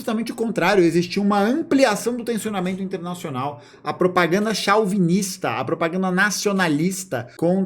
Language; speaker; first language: Portuguese; native; Portuguese